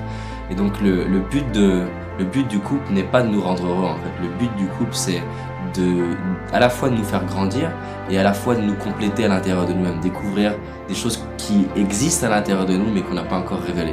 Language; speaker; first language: French; native; French